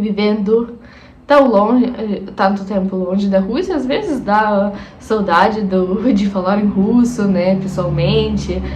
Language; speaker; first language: Portuguese; non-native, fluent; Russian